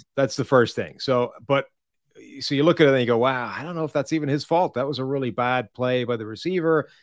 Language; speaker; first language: English; native; English